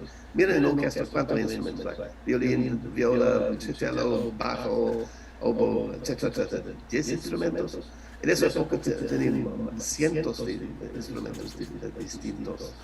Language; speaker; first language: Spanish; non-native, learner; English